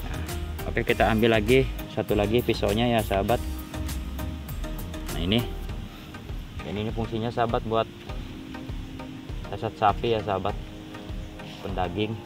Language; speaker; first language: Indonesian; non-native, local second language; Sundanese